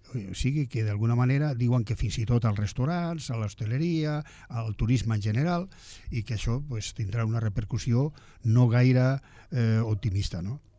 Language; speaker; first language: Catalan; non-native, local second language; Galician